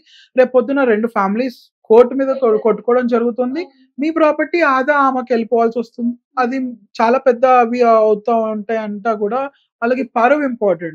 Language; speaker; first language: Telugu; native; Telugu